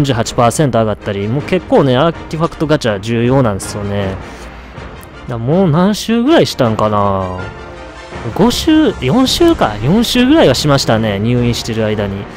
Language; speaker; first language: Japanese; native; Japanese